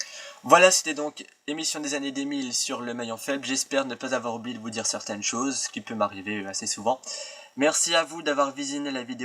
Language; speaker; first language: French; native; French